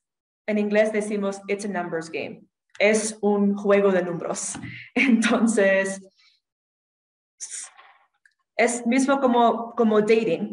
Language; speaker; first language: Spanish; non-native, fluent; English